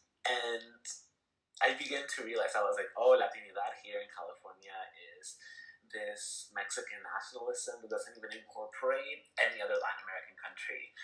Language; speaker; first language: English; early bilingual, other home language; Spanish